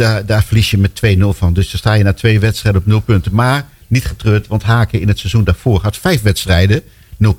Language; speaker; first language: Dutch; native; Dutch